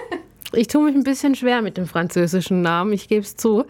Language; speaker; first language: German; native; German